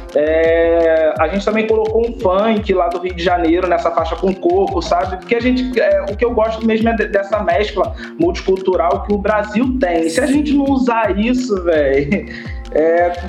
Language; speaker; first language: Portuguese; native; Portuguese